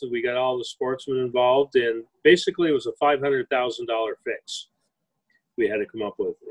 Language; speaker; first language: English; native; English